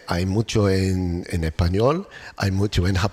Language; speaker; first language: Spanish; non-native, learner; English